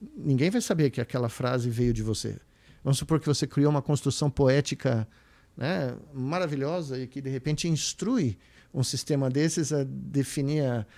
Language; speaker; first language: Portuguese; native; Portuguese